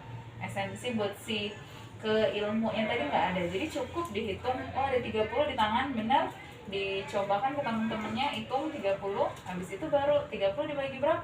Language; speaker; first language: Indonesian; native; Indonesian